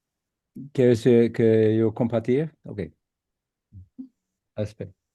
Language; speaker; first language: Spanish; non-native, fluent; English